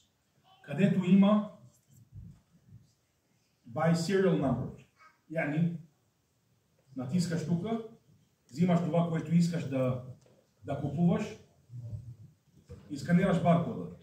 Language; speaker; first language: Bulgarian; non-native, fluent; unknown